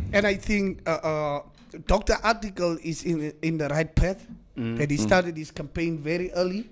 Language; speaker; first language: English; non-native, local second language; Afrikaans